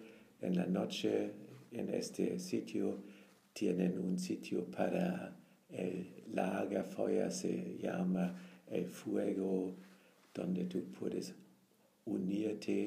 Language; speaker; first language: Spanish; non-native, fluent; German